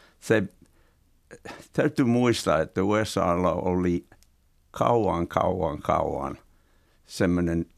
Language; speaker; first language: Finnish; non-native, fluent; English